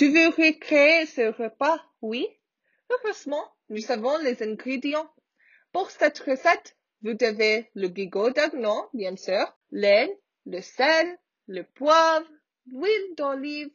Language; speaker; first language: French; non-native, learner; English